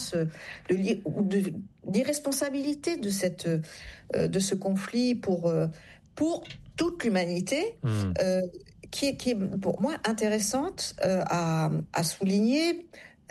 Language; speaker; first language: French; native; French